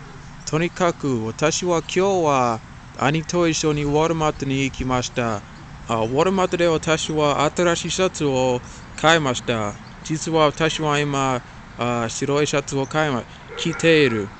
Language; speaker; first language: Japanese; non-native, learner; English